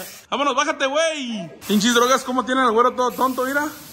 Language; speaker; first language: Spanish; early bilingual, heritage; Spanish